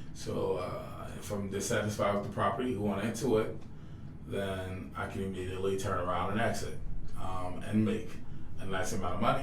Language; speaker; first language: English; native; English